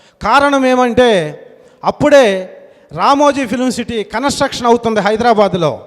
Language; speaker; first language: Telugu; native; Telugu